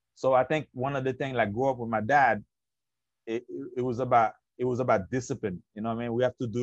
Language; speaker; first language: English; early bilingual, other home language; Haitian Creole